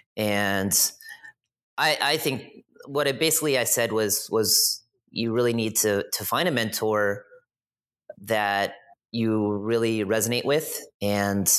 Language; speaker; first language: English; native; English